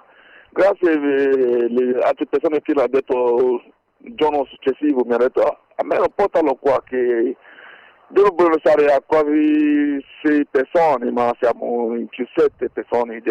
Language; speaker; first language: Italian; non-native, fluent; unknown